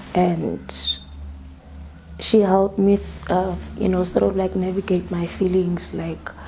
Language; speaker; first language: English; non-native, local second language; Southern Sotho